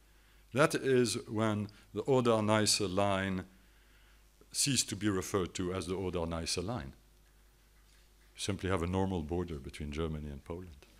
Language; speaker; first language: English; non-native, fluent; French